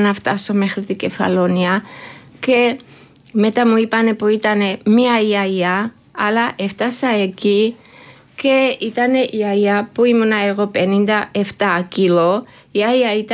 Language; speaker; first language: Greek; non-native, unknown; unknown